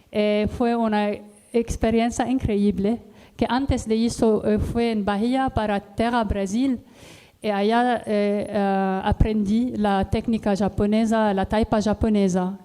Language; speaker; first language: Spanish; non-native, learner; Arabic